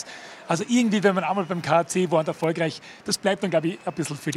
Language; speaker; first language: German; native; German